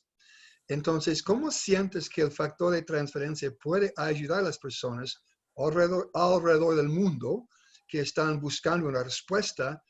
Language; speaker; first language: Spanish; non-native, fluent; English